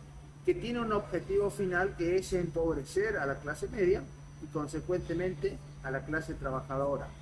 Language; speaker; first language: Spanish; native; Spanish